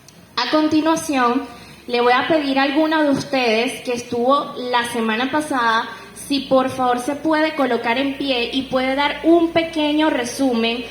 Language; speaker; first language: Spanish; native; Spanish